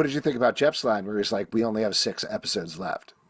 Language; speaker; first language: English; native; English